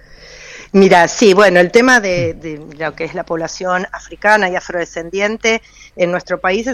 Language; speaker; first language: Spanish; native; Spanish